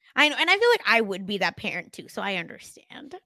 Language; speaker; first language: English; early bilingual, other home language; Hindi